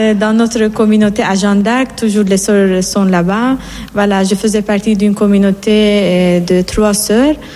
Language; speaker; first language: French; non-native, fluent; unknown